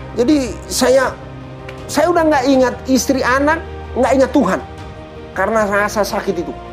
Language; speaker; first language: Indonesian; native; Indonesian